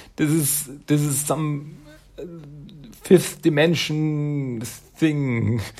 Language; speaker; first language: English; non-native, fluent; German